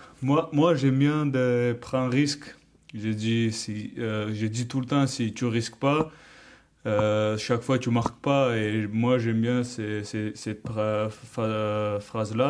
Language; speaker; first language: French; non-native, learner; Georgian